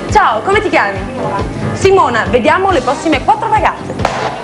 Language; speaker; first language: Italian; native; Italian